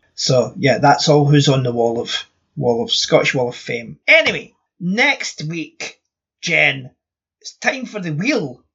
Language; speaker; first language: English; native; English